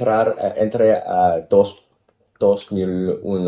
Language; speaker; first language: Spanish; non-native, fluent; Cantonese